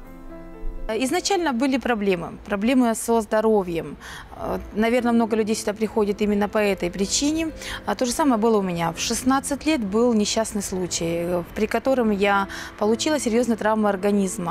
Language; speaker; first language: Russian; native; Russian